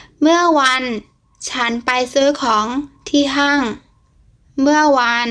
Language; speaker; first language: Thai; non-native, fluent; Burmese